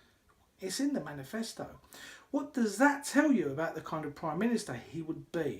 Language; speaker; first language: English; native; English